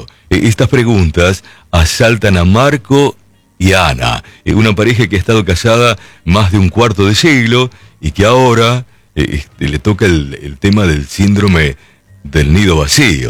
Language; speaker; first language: Spanish; native; Spanish